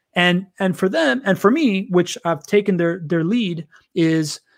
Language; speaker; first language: English; early bilingual, other home language; Spanish